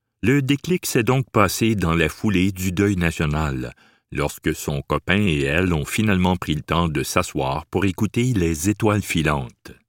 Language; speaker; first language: French; native; French